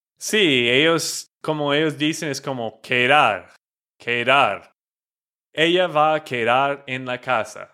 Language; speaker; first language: Spanish; non-native, fluent; English